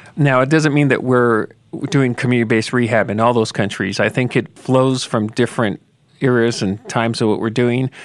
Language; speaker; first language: English; native; English